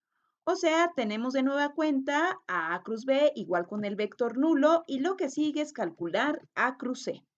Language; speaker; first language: Spanish; native; Spanish